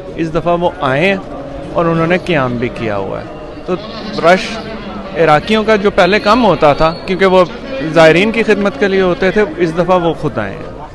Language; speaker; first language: Urdu; native; Urdu